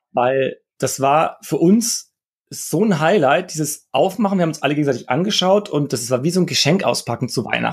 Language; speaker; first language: German; native; German